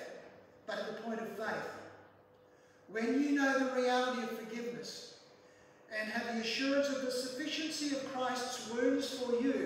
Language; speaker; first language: English; native; English